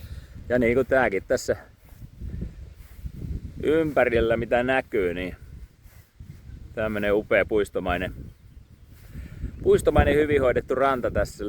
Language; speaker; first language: Finnish; native; Finnish